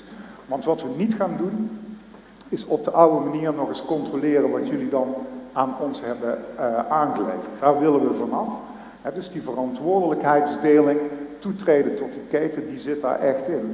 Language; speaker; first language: Dutch; native; Dutch